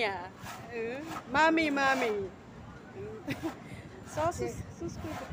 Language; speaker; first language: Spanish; non-native, learner; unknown